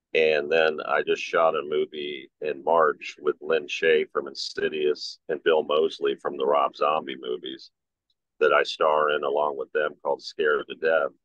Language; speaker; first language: English; native; English